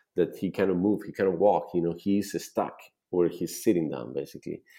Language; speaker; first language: English; non-native, fluent; Spanish